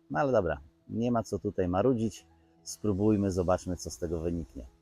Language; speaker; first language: Polish; native; Polish